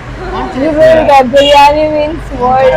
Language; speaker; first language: English; non-native, local second language; Hindi